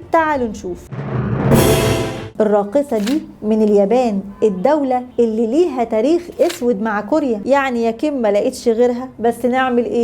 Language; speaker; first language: Arabic; native; Arabic